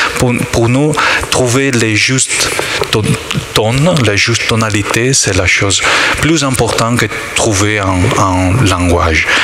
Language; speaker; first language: French; non-native, learner; Italian